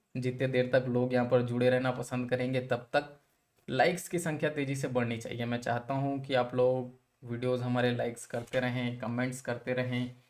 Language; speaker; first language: Hindi; native; Hindi